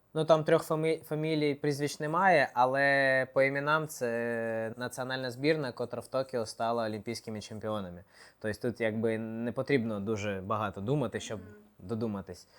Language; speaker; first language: Ukrainian; non-native, local second language; Russian